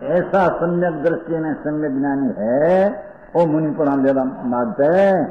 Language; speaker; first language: Hindi; non-native, local second language; Gujarati